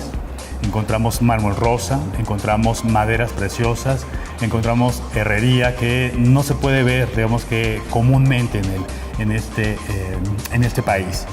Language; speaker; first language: Spanish; native; Spanish